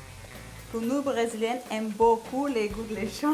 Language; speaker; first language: French; non-native, learner; Portuguese